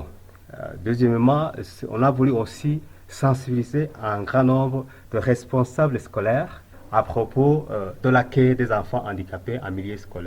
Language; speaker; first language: French; non-native, local second language; Rundi